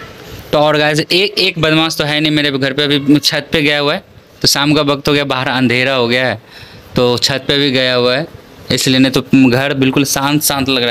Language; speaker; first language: Hindi; native; Hindi